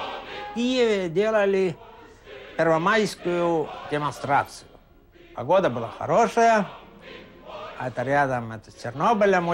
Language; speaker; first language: Russian; native; Russian